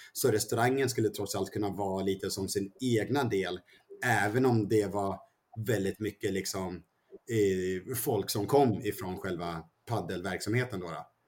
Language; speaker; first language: Swedish; early bilingual, other home language; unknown